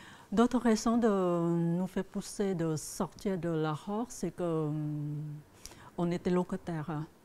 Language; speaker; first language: French; non-native, fluent; Thai